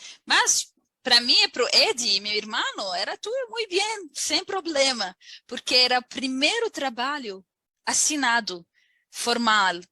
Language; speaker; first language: Portuguese; non-native, learner; Arabic